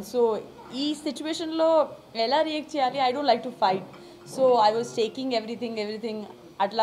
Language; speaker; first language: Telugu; non-native, learner; Gujarati